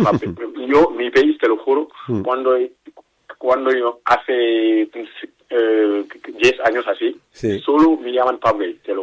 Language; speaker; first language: Spanish; non-native, learner; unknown